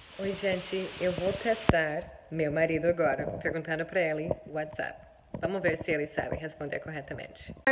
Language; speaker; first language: Portuguese; non-native, fluent; English